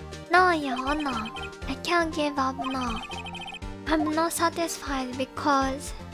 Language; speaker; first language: English; non-native, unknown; Japanese